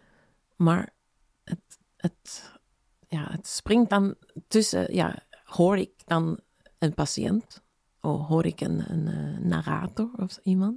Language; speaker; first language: Dutch; non-native, fluent; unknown